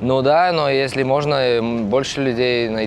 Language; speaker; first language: Russian; non-native, learner; Lithuanian